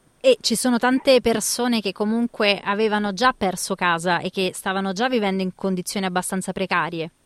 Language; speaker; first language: Italian; native; Italian